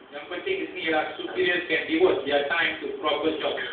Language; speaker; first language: English; non-native, local second language; Malay